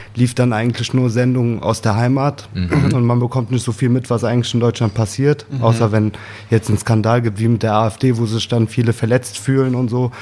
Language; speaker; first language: German; early bilingual, other home language; Arabic